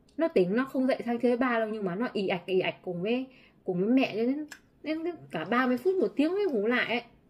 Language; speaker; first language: Vietnamese; native; Vietnamese